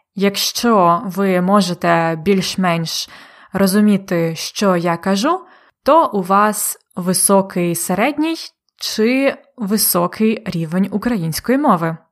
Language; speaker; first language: Ukrainian; native; Ukrainian